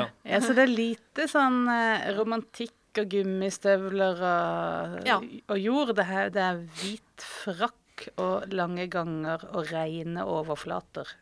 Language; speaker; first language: Norwegian; native; Norwegian